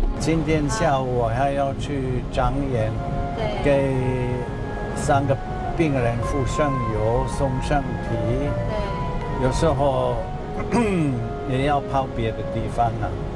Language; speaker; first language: Chinese; non-native, fluent; German